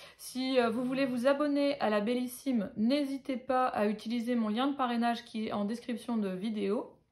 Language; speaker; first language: French; native; French